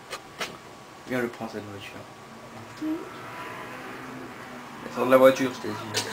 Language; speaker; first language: French; native; French